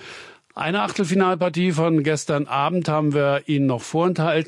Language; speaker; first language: German; native; German